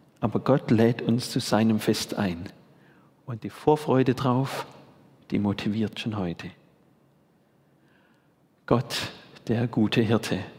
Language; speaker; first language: German; native; German